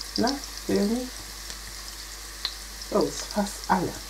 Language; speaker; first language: German; non-native, fluent; Akan